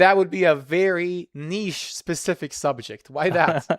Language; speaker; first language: English; non-native, fluent; Serbian